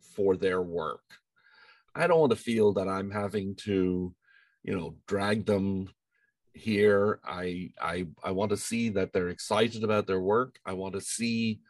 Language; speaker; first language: English; native; English